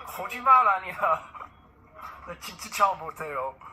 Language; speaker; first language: Korean; non-native, learner; English